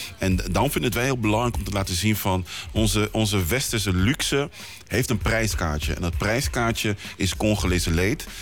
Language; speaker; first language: Dutch; early bilingual, other home language; Lingala